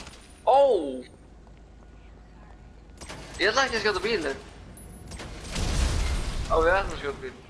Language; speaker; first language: Icelandic; early bilingual, heritage; Icelandic